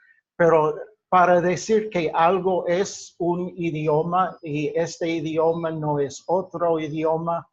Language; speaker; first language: Spanish; non-native, fluent; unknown